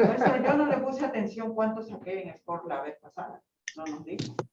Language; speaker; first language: Spanish; native; Spanish